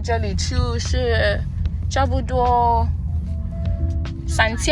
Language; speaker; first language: Chinese; non-native, fluent; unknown